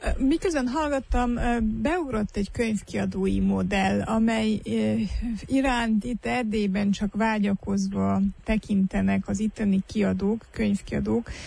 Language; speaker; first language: Hungarian; native; Hungarian